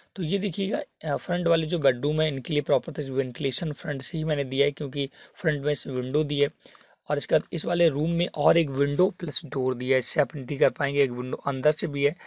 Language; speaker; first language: Hindi; native; Hindi